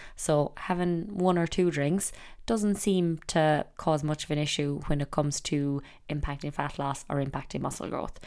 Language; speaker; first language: English; native; English